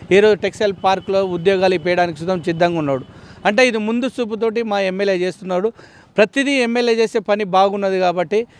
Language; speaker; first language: Telugu; native; Telugu